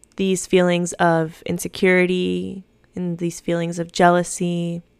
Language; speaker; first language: English; early bilingual, other home language; Spanish